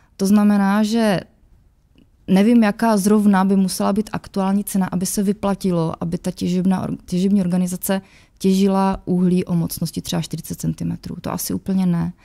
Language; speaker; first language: Czech; native; Czech